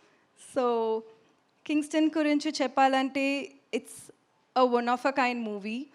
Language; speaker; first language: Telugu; non-native, learner; Tamil